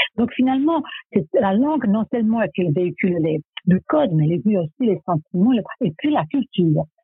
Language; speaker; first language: French; non-native, fluent; Serbian